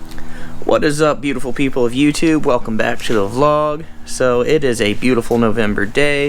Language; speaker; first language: English; native; English